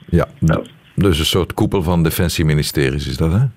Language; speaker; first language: Dutch; native; Dutch